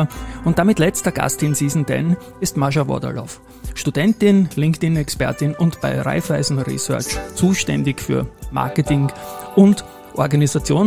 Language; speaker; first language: German; native; German